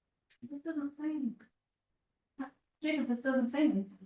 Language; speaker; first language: English; native; English